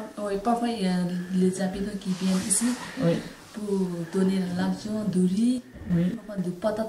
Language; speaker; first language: French; non-native, learner; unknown